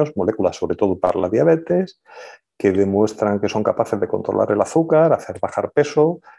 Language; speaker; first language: Spanish; native; Spanish